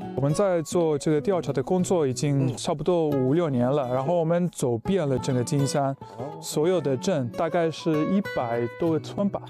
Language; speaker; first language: Chinese; non-native, fluent; Spanish